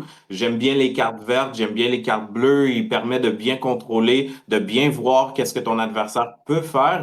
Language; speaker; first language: French; native; French